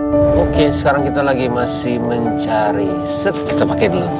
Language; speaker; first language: Indonesian; native; Indonesian